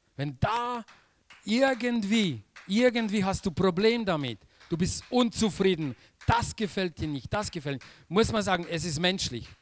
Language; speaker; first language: German; non-native, fluent; Polish